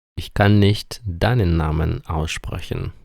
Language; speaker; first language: German; non-native, fluent; Ukrainian